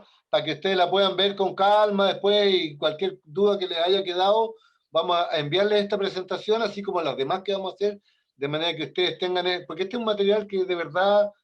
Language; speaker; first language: Spanish; native; Spanish